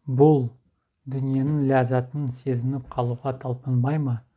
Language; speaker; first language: Kazakh; non-native, learner; Russian